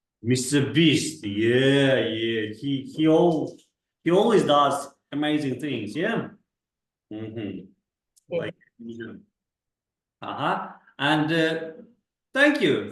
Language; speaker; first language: English; non-native, fluent; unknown